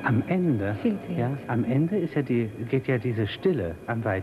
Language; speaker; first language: German; native; German